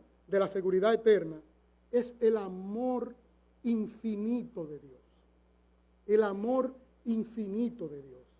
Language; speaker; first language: Spanish; native; Spanish